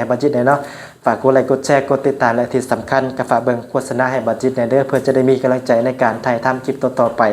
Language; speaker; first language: Thai; non-native, local second language; Lao